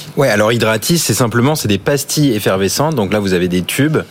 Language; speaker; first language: French; early bilingual, other home language; English